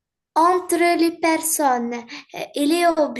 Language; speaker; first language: French; non-native, learner; Arabic